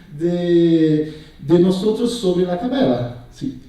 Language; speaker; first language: Portuguese; native; Portuguese